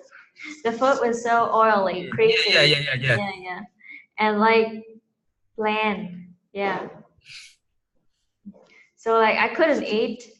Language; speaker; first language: English; non-native, fluent; Vietnamese